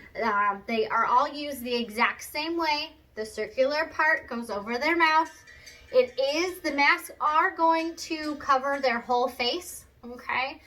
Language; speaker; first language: English; native; English